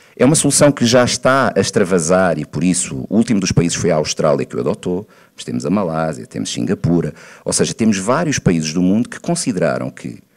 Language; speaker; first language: Portuguese; native; Portuguese